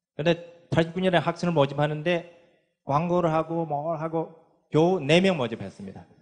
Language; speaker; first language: Korean; non-native, fluent; Chinese